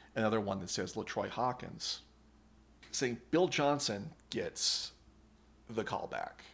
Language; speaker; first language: English; native; English